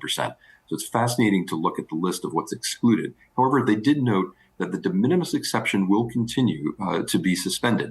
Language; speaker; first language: English; native; English